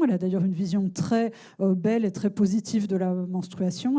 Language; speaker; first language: French; native; French